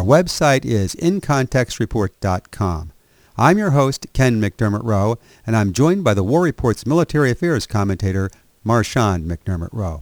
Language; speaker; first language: English; native; English